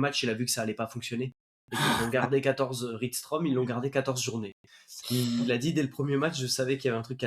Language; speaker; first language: French; native; French